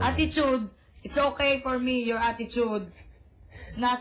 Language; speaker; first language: English; non-native, local second language; Filipino